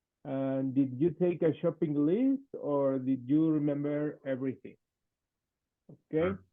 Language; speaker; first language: English; non-native, fluent; Spanish